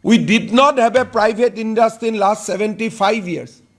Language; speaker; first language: English; non-native, local second language; Assamese